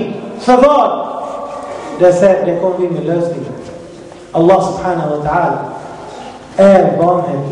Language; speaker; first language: Swedish; non-native, fluent; Arabic